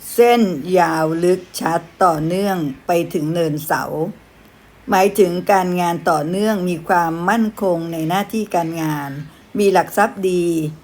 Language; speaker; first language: Thai; native; Thai